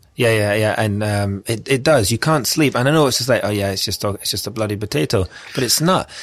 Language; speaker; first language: English; native; English